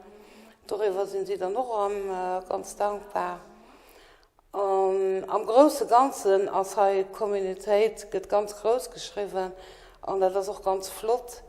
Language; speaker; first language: German; non-native, local second language; Luxembourgish